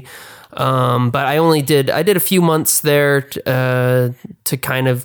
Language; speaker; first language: English; native; English